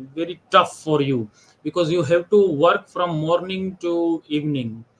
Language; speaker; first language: English; non-native, local second language; Gujarati